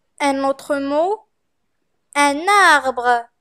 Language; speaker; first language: French; non-native, fluent; Arabic